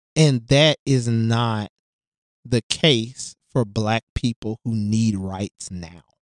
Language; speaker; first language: English; native; English